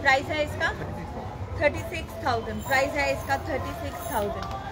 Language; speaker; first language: Hindi; non-native, local second language; Bangla